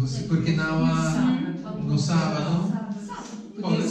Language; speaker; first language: Portuguese; non-native, fluent; Italian